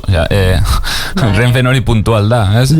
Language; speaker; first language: Basque; native; Basque